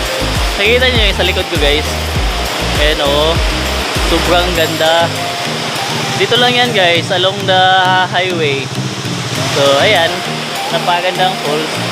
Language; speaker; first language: Filipino; non-native, local second language; Cebuano